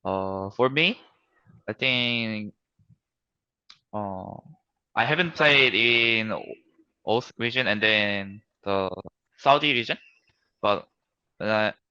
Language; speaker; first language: English; non-native, learner; Korean